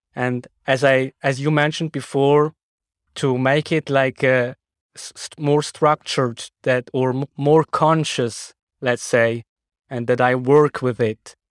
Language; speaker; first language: English; non-native, fluent; Swiss German